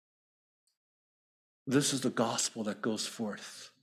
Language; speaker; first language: English; native; English